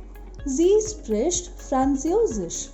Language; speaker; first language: German; non-native, fluent; Hindi